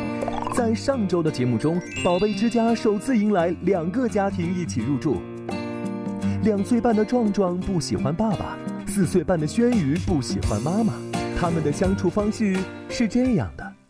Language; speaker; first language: Chinese; native; Chinese